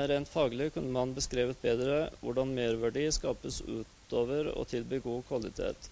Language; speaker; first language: Norwegian; native; Norwegian